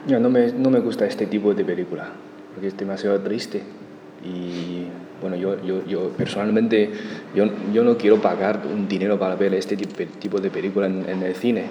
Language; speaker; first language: Spanish; non-native, fluent; Chinese